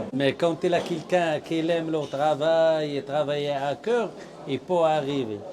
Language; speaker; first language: French; non-native, learner; Arabic